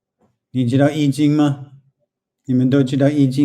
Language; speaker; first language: Chinese; non-native, fluent; English